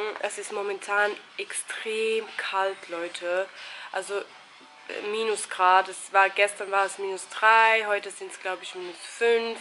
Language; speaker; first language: German; early bilingual, other home language; Albanian